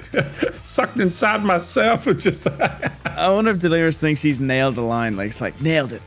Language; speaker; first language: English; native; English